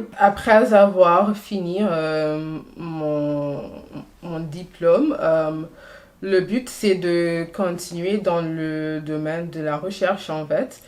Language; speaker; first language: French; non-native, fluent; English